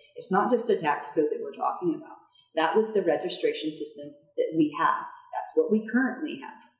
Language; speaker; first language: English; native; English